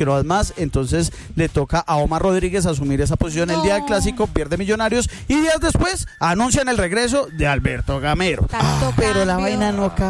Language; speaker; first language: Spanish; native; Spanish